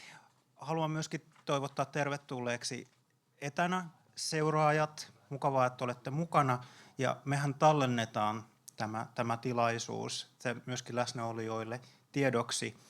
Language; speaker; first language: Finnish; native; Finnish